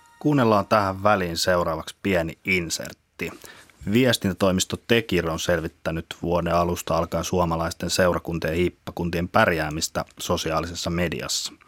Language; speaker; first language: Finnish; native; Finnish